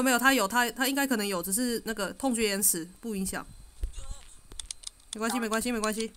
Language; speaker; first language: Chinese; native; Chinese